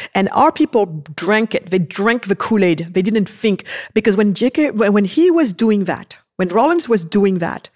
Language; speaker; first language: English; early bilingual, other home language; Wolof